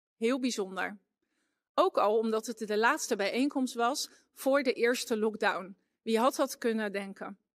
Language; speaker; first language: Dutch; native; Dutch